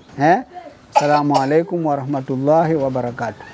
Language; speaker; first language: Somali; non-native, learner; Swahili